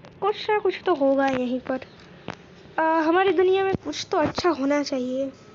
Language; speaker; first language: Hindi; non-native, local second language; Gujarati